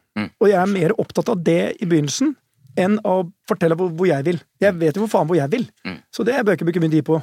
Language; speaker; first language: Norwegian; native; Norwegian